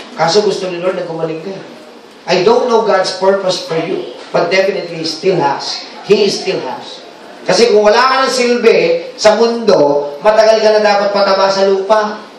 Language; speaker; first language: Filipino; native; Filipino